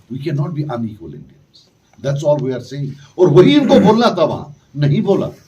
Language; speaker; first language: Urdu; non-native, local second language; Kashmiri